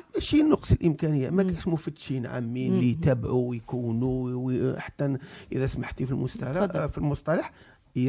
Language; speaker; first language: Arabic; native; Arabic